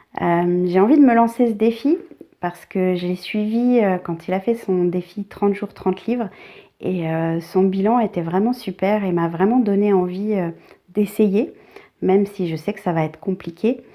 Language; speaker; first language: French; native; French